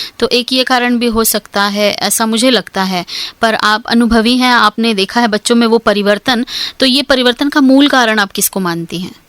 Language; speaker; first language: Hindi; native; Hindi